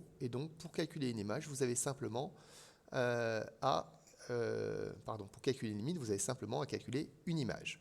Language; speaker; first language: French; native; French